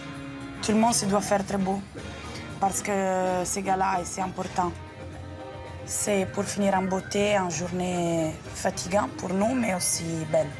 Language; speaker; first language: French; non-native, fluent; Italian